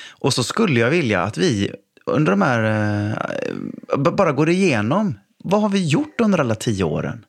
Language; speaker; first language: Swedish; native; Swedish